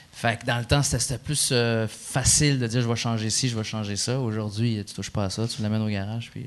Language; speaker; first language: French; early bilingual, other home language; Arabic